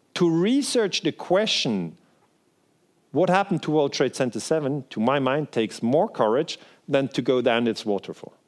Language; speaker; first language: English; non-native, fluent; Swiss German